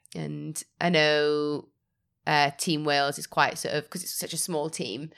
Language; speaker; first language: English; native; English